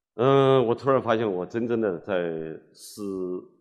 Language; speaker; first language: Chinese; native; Chinese